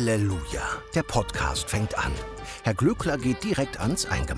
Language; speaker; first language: German; native; German